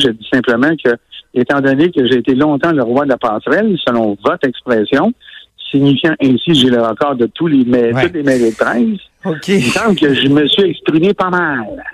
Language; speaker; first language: French; native; French